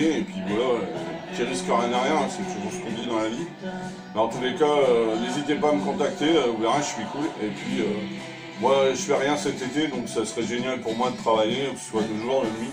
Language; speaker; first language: French; native; French